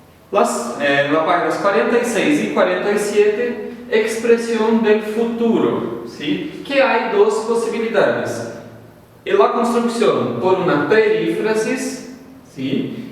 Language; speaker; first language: Spanish; non-native, fluent; Portuguese